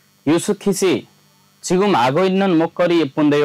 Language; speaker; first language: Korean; non-native, fluent; Nepali